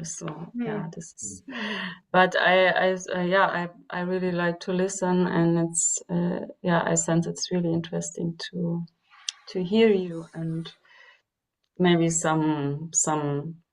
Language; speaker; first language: English; non-native, fluent; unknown